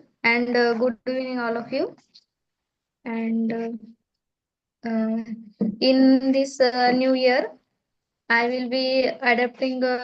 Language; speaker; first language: English; non-native, learner; Marathi